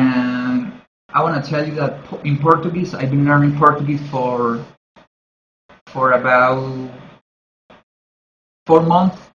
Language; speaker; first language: English; non-native, learner; Spanish